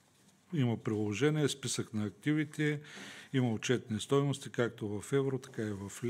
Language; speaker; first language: Bulgarian; native; Bulgarian